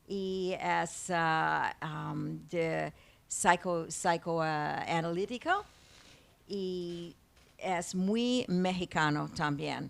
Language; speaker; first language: Spanish; non-native, learner; English